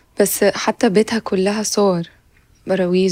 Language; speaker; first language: Arabic; native; Arabic